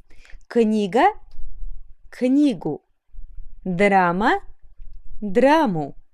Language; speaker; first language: Russian; non-native, fluent; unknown